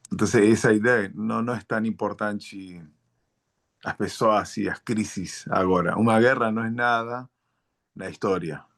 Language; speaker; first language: Portuguese; non-native, learner; Spanish